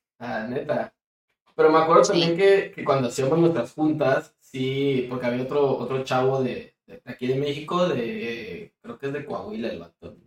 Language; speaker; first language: Spanish; native; Spanish